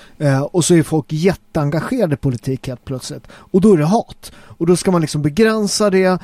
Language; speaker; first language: Swedish; native; Swedish